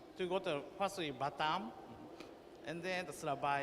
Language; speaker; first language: English; non-native, learner; Japanese